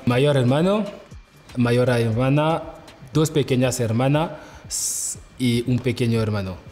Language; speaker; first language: Spanish; non-native, learner; French